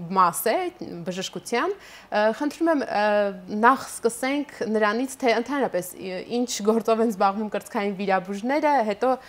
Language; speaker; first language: Armenian; native; Armenian